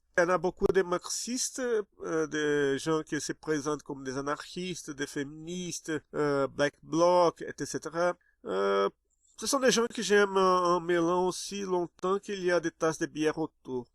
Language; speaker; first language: French; non-native, fluent; Portuguese